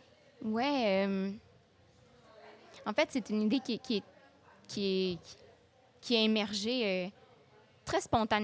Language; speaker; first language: French; native; French